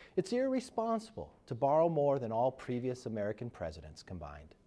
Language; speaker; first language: English; native; English